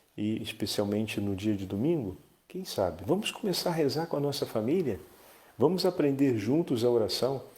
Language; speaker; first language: Portuguese; native; Portuguese